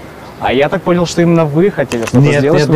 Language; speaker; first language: Russian; native; Russian